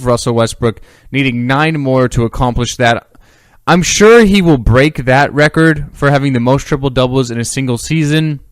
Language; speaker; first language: English; native; English